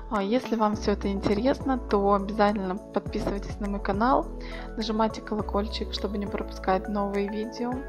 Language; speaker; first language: Russian; native; Russian